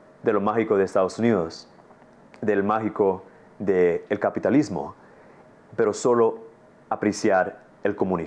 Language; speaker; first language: Spanish; non-native, fluent; English